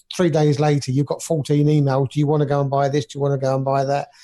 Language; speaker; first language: English; native; English